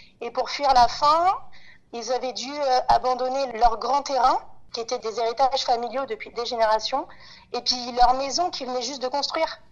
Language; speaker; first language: French; native; French